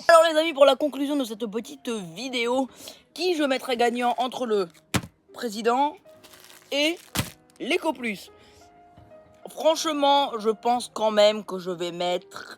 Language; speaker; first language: French; native; French